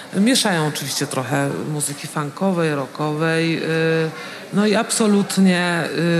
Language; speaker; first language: Polish; native; Polish